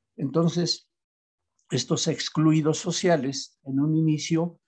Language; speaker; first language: Spanish; native; Spanish